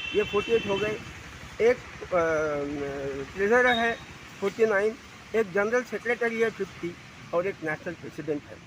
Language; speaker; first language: Hindi; non-native, local second language; Marathi